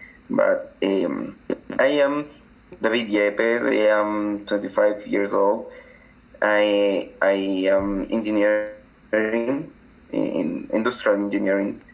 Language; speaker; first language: English; non-native, learner; Spanish